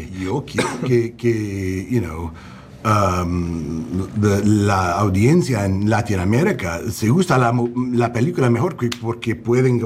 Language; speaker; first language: Spanish; non-native, learner; English